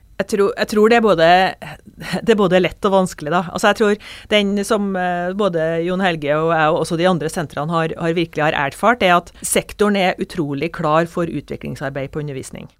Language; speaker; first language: Norwegian; native; Norwegian